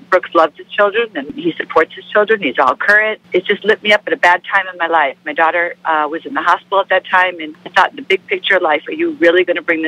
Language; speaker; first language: English; native; English